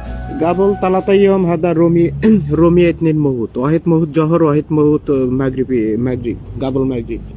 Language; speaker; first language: Arabic; non-native, learner; Bangla